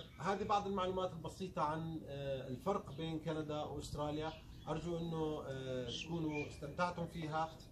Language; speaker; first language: Arabic; native; Arabic